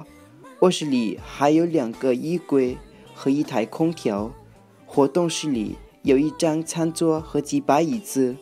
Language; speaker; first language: Chinese; non-native, learner; Thai